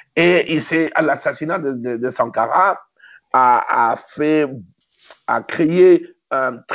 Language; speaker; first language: French; non-native, local second language; Luba-Lulua